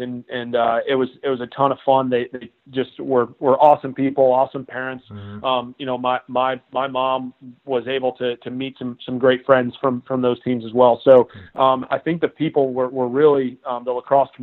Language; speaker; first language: English; native; English